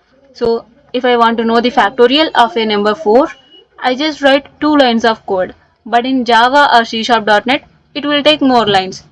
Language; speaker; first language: English; non-native, local second language; Telugu